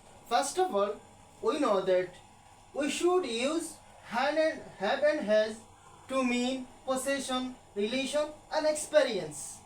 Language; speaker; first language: English; non-native, local second language; Bangla